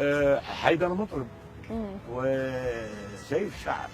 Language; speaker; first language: Arabic; native; Arabic